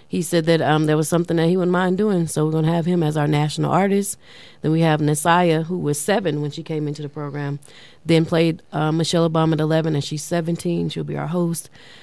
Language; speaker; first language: English; native; English